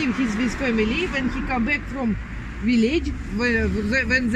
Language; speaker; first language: English; non-native, learner; Russian